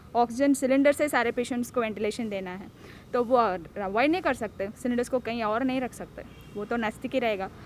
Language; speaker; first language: Hindi; non-native, local second language; Telugu